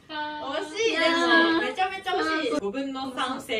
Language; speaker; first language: Japanese; native; Japanese